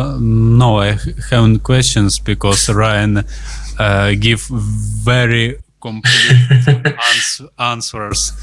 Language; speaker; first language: English; non-native, learner; Russian